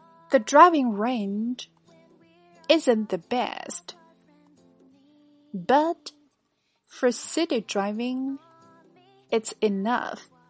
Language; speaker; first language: English; non-native, fluent; Chinese